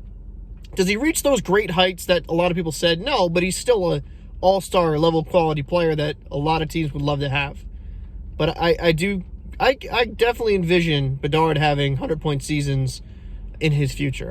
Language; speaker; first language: English; native; English